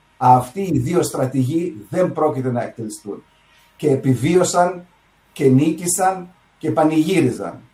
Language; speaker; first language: Greek; early bilingual, heritage; Arabic